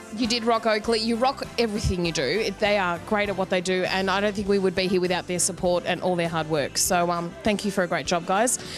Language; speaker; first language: English; early bilingual, other home language; Greek